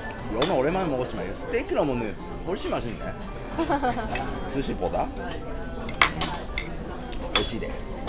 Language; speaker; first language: Korean; non-native, fluent; Japanese